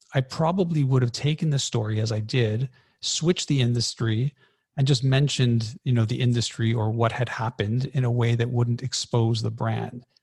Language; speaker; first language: English; native; English